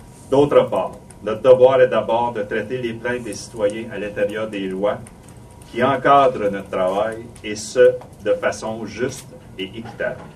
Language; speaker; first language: French; native; French